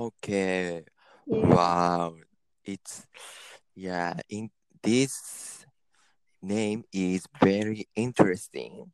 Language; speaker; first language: English; non-native, learner; Japanese